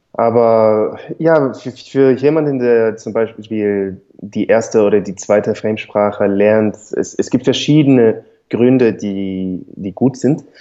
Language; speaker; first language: German; non-native, fluent; English